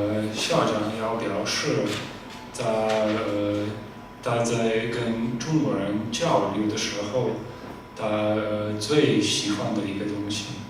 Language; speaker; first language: Chinese; non-native, fluent; Slovenian